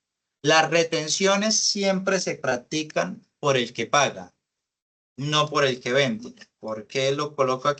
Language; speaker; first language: Spanish; native; Spanish